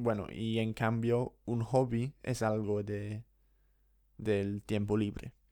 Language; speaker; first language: Spanish; non-native, fluent; English